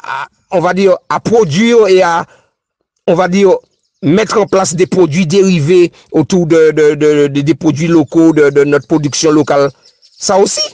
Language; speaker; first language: French; native; French